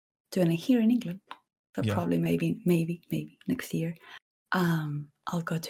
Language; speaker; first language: English; non-native, fluent; Spanish